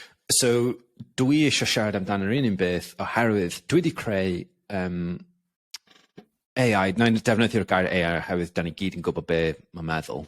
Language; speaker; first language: Welsh; non-native, local second language; English